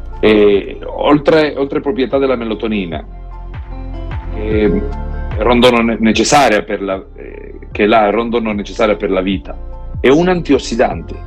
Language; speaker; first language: Italian; non-native, learner; Spanish